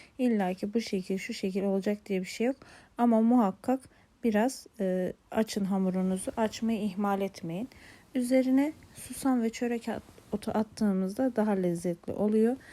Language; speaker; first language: Turkish; native; Turkish